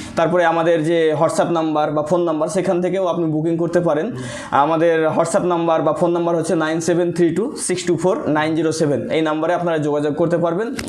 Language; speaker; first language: Bangla; native; Bangla